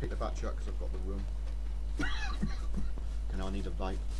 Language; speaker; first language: English; native; English